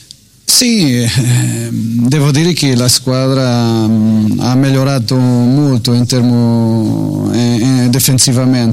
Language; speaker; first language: Italian; non-native, fluent; Portuguese